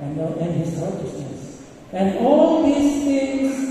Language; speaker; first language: English; non-native, local second language; Filipino